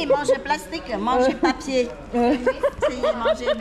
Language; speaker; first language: French; non-native, learner; Vietnamese